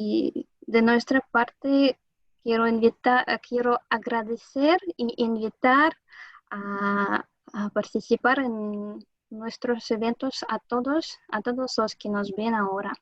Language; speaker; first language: Spanish; non-native, fluent; Russian